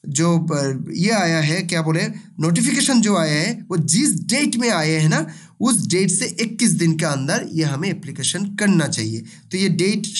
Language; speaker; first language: Hindi; non-native, local second language; Bangla